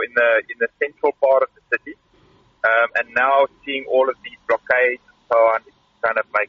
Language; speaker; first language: English; non-native, local second language; Afrikaans